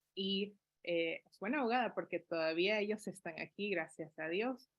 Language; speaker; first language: Spanish; early bilingual, heritage; Spanish